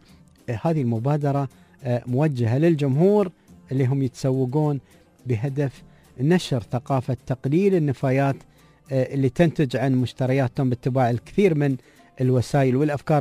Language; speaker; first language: Arabic; native; Arabic